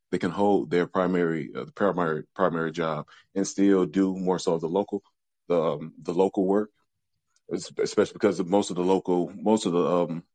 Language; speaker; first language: English; native; English